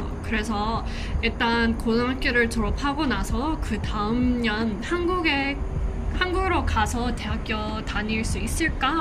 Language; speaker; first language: Korean; non-native, fluent; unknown